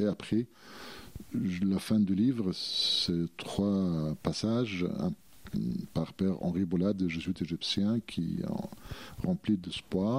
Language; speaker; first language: French; non-native, fluent; Arabic